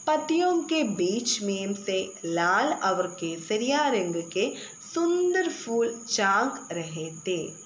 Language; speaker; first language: Hindi; non-native, local second language; Malayalam